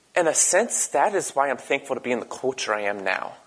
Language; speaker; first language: English; native; English